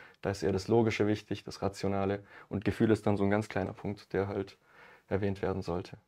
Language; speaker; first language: German; early bilingual, other home language; Italian